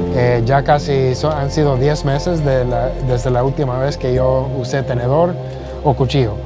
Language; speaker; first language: Spanish; early bilingual, heritage; Spanish